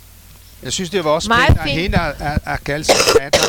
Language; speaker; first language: Danish; non-native, fluent; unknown